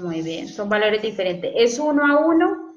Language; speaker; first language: Spanish; native; Spanish